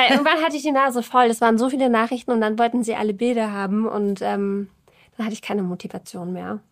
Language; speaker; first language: German; native; German